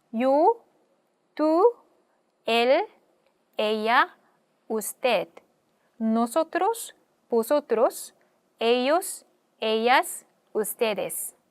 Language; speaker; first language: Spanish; non-native, fluent; Korean